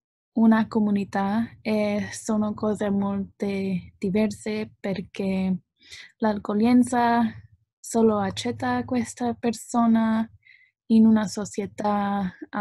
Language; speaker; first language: Italian; non-native, learner; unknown